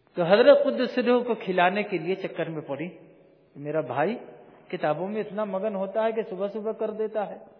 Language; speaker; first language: Urdu; native; Urdu